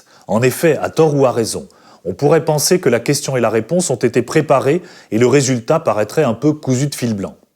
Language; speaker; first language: French; native; French